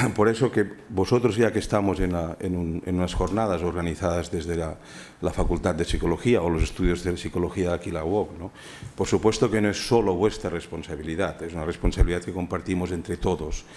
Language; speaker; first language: Spanish; non-native, local second language; Catalan